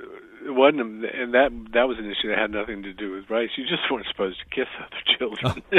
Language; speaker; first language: English; native; English